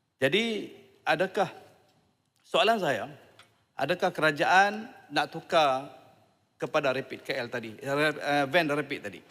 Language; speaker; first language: Malay; native; Malay